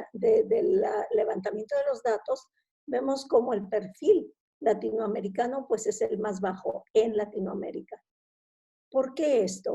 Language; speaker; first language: Spanish; non-native, fluent; Italian